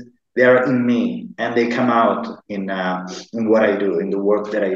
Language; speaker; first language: English; non-native, fluent; Italian